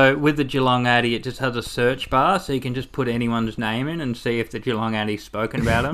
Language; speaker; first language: English; native; English